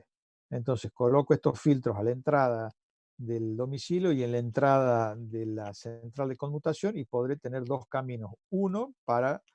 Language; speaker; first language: Spanish; native; Spanish